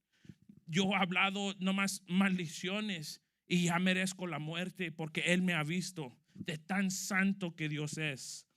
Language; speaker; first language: Spanish; early bilingual, heritage; Spanish